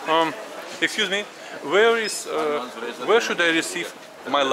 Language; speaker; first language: English; non-native, fluent; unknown